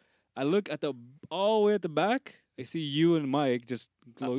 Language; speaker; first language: English; native; English